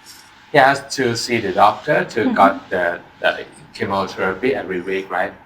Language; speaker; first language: English; non-native, learner; Thai